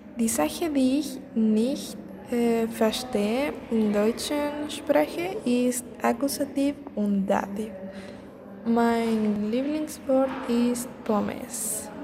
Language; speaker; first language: German; non-native, learner; Spanish